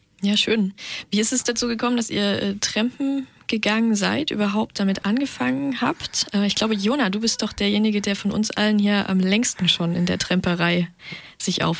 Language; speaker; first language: German; native; German